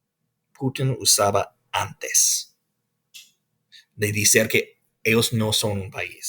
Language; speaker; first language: Spanish; non-native, fluent; English